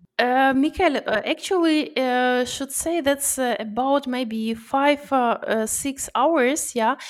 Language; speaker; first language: English; non-native, learner; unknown